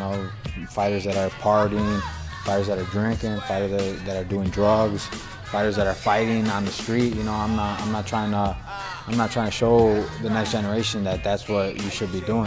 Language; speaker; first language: English; early bilingual, other home language; Spanish